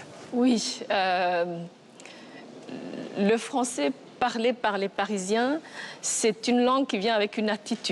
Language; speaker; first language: French; non-native, local second language; Kinyarwanda